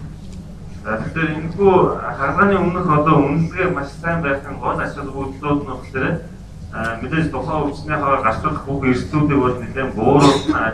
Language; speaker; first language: Mongolian; native; Mongolian